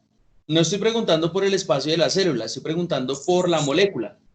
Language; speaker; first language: Spanish; native; Spanish